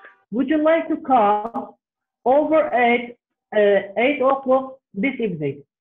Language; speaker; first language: English; non-native, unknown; Turkish